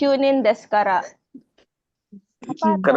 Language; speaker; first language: Japanese; non-native, learner; Filipino